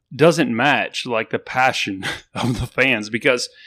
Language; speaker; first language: English; native; English